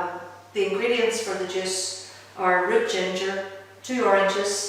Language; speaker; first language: English; native; English